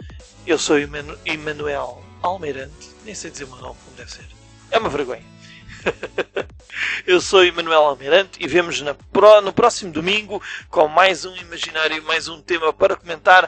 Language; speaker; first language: Portuguese; native; Portuguese